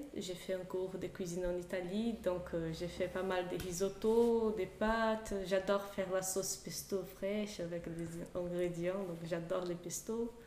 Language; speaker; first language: French; non-native, fluent; Portuguese